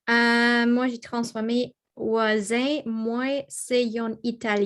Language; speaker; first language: French; non-native, learner; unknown